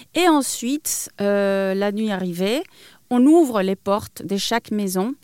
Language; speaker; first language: French; non-native, fluent; Spanish